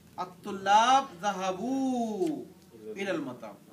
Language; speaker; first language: Arabic; non-native, fluent; English